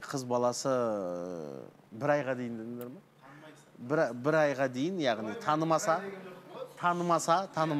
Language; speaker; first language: Kazakh; native; Kazakh